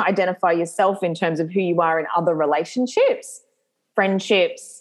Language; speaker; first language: English; native; English